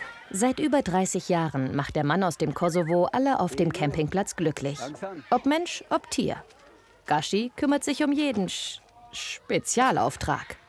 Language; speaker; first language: German; native; German